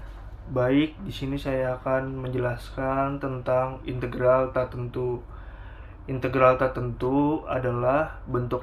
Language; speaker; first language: Indonesian; native; Indonesian